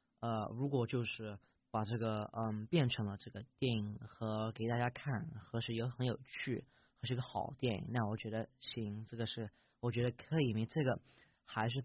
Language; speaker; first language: Chinese; early bilingual, heritage; English